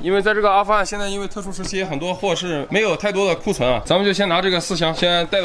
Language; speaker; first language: Chinese; native; Chinese